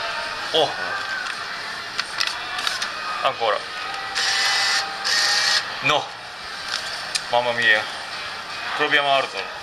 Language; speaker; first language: Italian; non-native, learner; Japanese